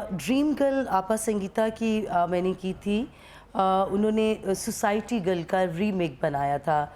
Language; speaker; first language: Urdu; non-native, local second language; Punjabi